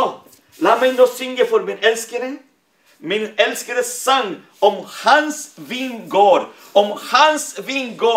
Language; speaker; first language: Swedish; non-native, fluent; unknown